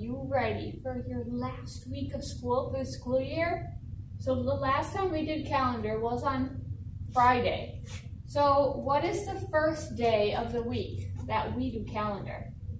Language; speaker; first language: English; native; English